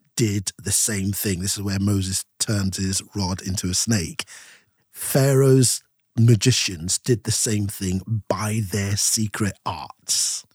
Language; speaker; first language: English; non-native, local second language; Yoruba